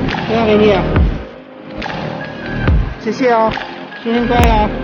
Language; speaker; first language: Chinese; non-native, learner; Filipino